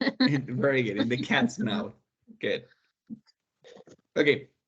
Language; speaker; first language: English; non-native, fluent; Spanish